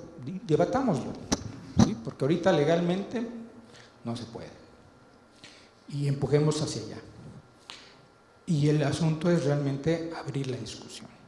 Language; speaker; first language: Spanish; native; Spanish